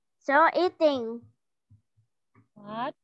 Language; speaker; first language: English; non-native, learner; Indonesian